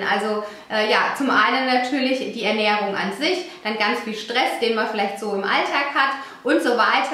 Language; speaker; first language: German; native; German